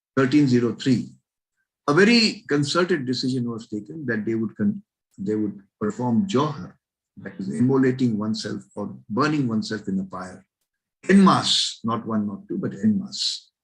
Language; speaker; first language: English; non-native, local second language; Marathi